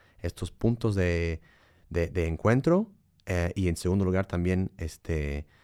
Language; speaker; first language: Spanish; early bilingual, heritage; Spanish